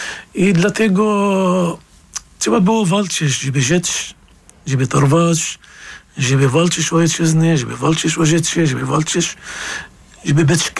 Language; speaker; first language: Polish; non-native, fluent; Arabic